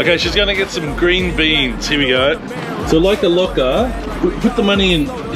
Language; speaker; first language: English; native; English